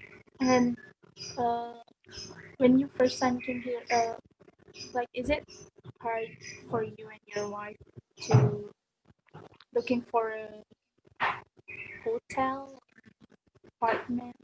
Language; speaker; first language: English; non-native, learner; Indonesian